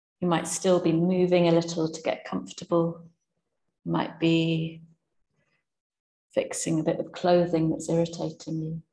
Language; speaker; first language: English; native; English